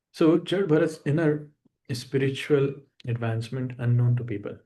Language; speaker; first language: English; non-native, local second language; Hindi